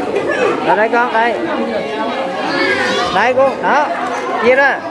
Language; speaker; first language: Vietnamese; native; Vietnamese